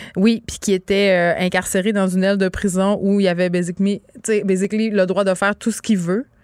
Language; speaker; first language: French; native; French